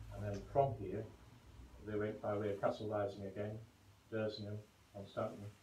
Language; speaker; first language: English; native; English